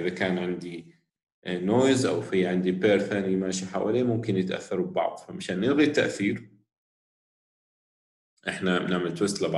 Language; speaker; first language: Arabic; native; Arabic